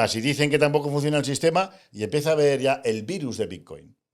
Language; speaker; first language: Spanish; native; Spanish